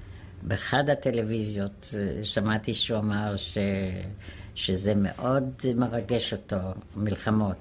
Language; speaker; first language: Hebrew; non-native, local second language; Arabic